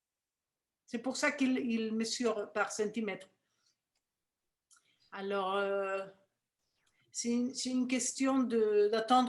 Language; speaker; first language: French; non-native, fluent; Spanish